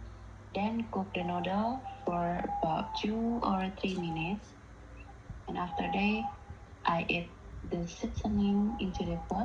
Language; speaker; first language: English; non-native, learner; Indonesian